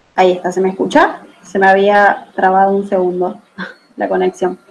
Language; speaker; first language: Spanish; native; Spanish